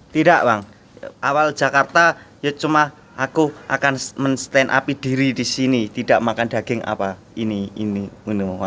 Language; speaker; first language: Indonesian; native; Indonesian